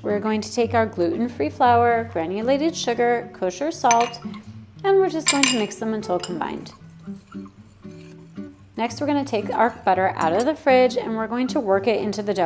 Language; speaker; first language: English; native; English